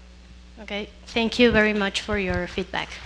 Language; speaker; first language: English; non-native, fluent; Spanish